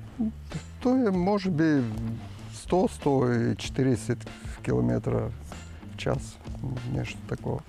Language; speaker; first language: Bulgarian; non-native, learner; Russian